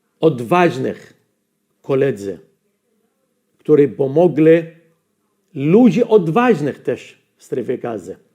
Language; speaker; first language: Polish; non-native, learner; Arabic